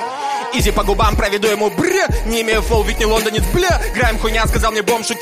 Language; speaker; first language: Russian; native; Russian